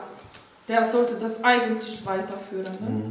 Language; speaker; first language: German; non-native, fluent; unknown